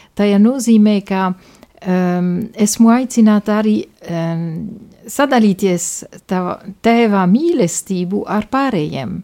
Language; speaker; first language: Latvian; non-native, fluent; Polish